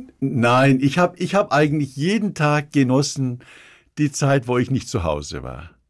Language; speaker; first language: German; early bilingual, other home language; Turkish